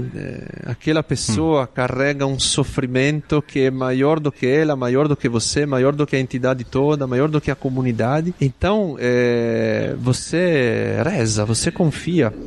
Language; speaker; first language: Portuguese; non-native, fluent; Italian